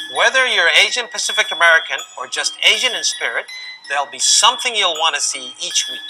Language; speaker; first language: English; early bilingual, other home language; Korean